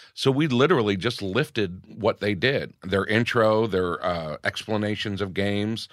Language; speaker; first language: English; native; English